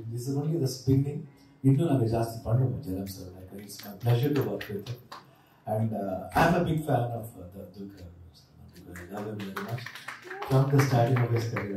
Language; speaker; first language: Tamil; non-native, learner; Kannada